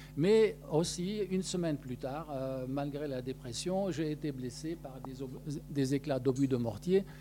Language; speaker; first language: French; non-native, local second language; Arabic